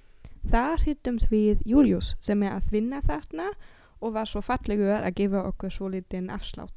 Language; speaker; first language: Icelandic; non-native, learner; German